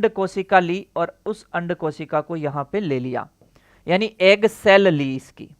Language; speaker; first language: Hindi; native; Hindi